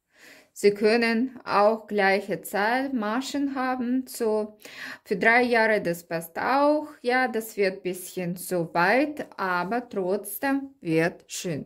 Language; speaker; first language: German; non-native, learner; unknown